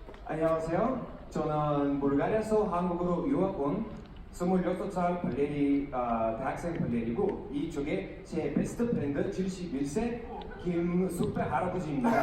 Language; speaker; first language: Korean; non-native, learner; Bulgarian